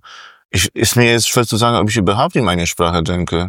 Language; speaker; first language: German; non-native, fluent; Polish